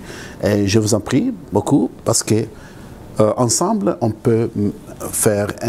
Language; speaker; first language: French; non-native, local second language; Arabic